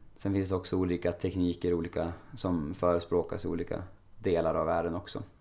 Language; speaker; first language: Swedish; native; Swedish